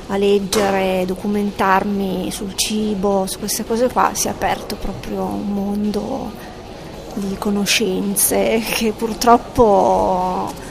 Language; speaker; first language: Italian; native; Italian